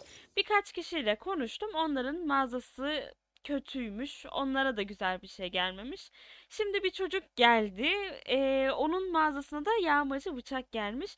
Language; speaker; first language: Turkish; native; Turkish